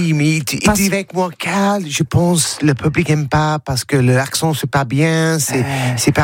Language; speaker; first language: French; non-native, learner; English